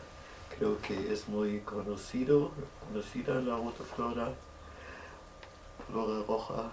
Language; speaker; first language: Spanish; non-native, learner; German